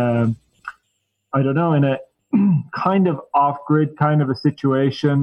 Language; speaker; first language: English; native; English